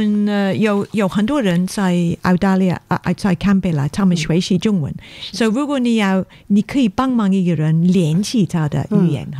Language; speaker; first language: Chinese; non-native, learner; English